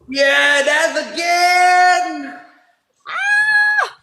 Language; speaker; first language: English; non-native, learner; Thai